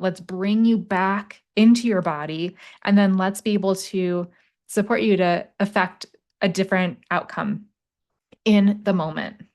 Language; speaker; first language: English; native; English